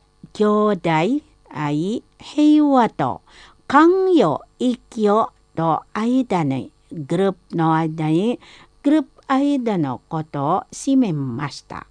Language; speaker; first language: Japanese; non-native, fluent; Indonesian